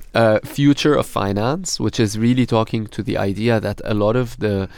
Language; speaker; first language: English; non-native, fluent; Arabic